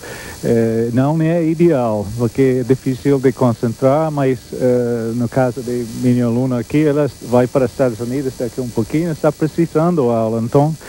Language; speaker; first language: Portuguese; non-native, fluent; English